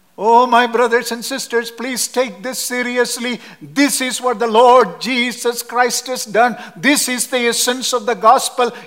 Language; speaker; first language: English; non-native, local second language; Malayalam